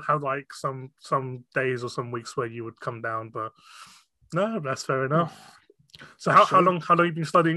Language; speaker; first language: English; non-native, local second language; Cantonese